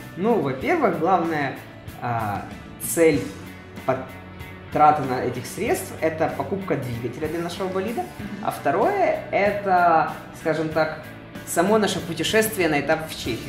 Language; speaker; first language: Russian; non-native, local second language; Ukrainian